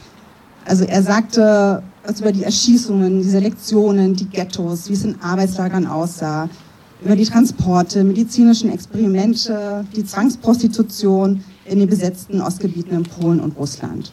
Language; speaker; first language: German; native; German